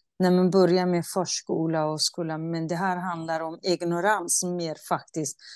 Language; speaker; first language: Swedish; non-native, fluent; Central Kurdish